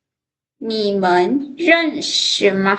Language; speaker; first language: Chinese; non-native, fluent; Lao